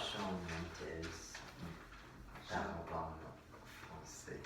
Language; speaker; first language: French; non-native, learner; English